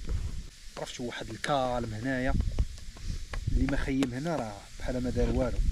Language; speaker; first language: Arabic; native; Arabic